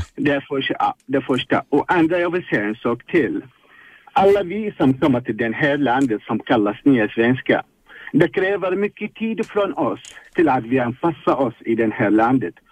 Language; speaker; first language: Swedish; non-native, learner; Arabic